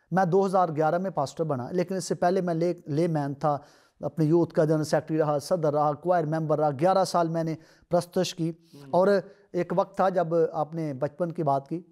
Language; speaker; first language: Urdu; non-native, local second language; Punjabi